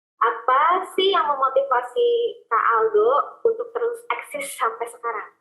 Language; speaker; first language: Indonesian; native; Indonesian